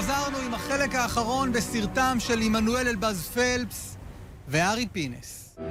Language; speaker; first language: Hebrew; native; Hebrew